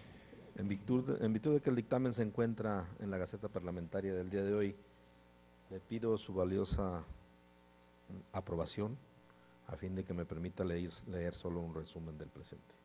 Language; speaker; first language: Spanish; native; Spanish